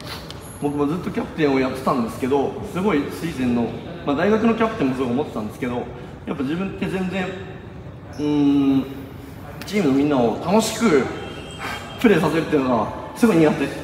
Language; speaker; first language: Japanese; native; Japanese